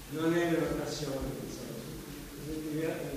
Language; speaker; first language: Italian; non-native, fluent; English